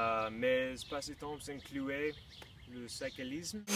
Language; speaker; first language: French; non-native, learner; English